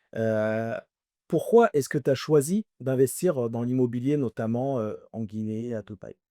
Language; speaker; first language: French; early bilingual, other home language; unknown